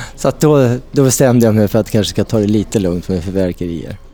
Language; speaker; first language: Swedish; native; Swedish